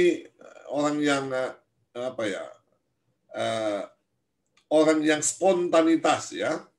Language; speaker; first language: Indonesian; native; Indonesian